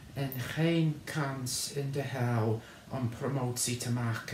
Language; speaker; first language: Dutch; non-native, learner; English